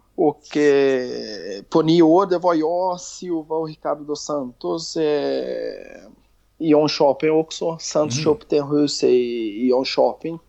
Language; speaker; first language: Swedish; non-native, learner; Portuguese